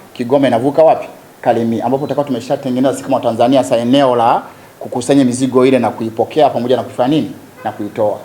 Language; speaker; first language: Swahili; native; Swahili